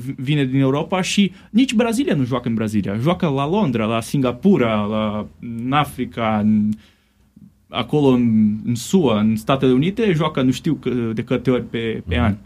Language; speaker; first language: Romanian; non-native, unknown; Portuguese